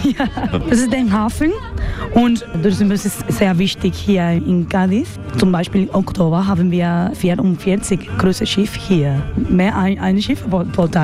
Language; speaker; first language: German; non-native, learner; Spanish